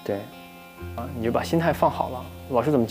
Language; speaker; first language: Chinese; native; Chinese